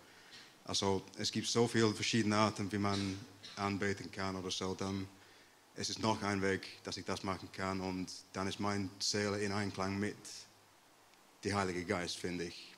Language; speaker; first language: German; non-native, fluent; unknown